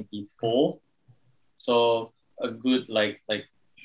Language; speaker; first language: English; non-native, local second language; Malay